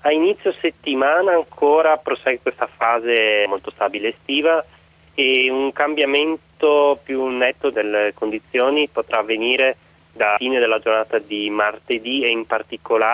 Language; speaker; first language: Italian; native; Italian